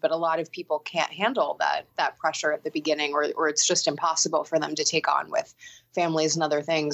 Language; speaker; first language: English; native; English